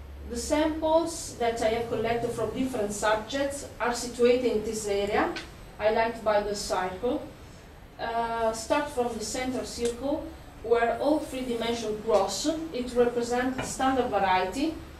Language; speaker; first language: English; non-native, fluent; Italian